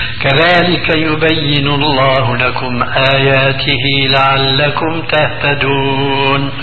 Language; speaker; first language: Arabic; native; Arabic